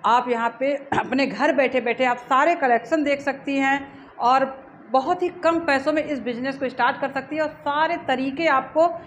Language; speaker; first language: Hindi; native; Hindi